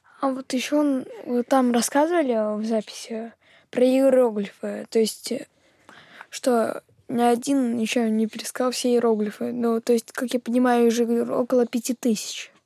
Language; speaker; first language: Russian; native; Russian